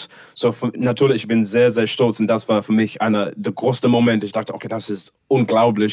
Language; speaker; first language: German; non-native, learner; English